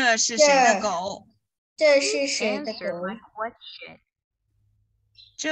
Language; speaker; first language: Chinese; non-native, learner; Thai